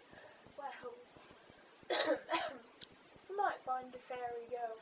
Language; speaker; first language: English; native; English